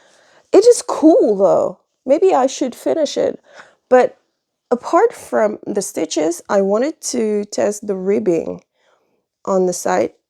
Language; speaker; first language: English; non-native, fluent; French